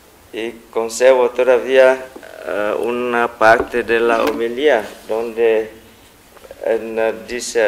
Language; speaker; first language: Spanish; non-native, fluent; Vietnamese